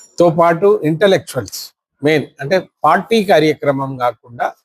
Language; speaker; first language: Telugu; non-native, local second language; Lambadi